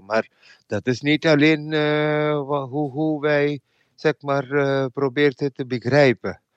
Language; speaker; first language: Dutch; non-native, fluent; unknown